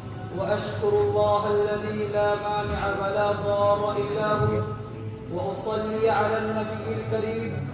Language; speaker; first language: Arabic; non-native, learner; Urdu